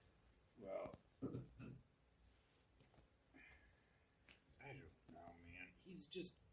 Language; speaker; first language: English; native; English